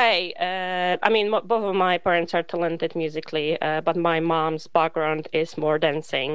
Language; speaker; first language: English; non-native, fluent; Polish